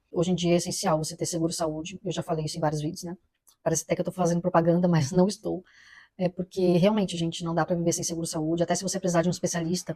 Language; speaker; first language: Portuguese; native; Portuguese